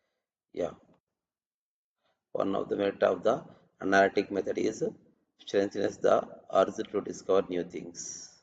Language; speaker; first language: English; non-native, local second language; Telugu